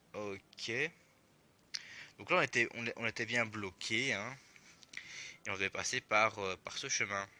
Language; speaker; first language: French; native; French